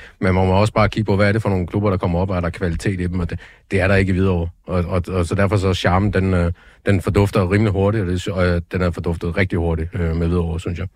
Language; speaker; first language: Danish; native; Danish